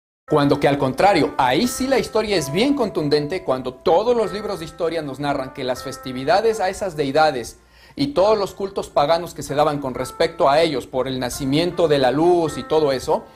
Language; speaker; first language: Spanish; native; Spanish